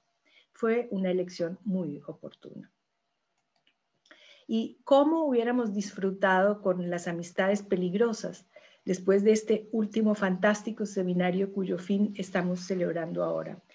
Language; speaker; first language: Spanish; native; Spanish